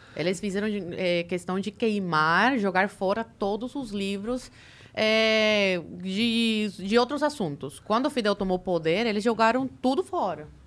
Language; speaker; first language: Portuguese; early bilingual, other home language; Spanish